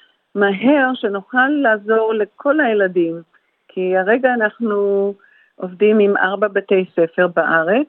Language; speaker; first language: Hebrew; early bilingual, heritage; Hebrew